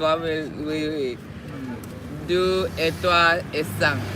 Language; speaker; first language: French; non-native, learner; English